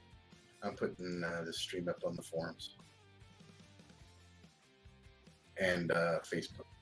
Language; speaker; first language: English; native; English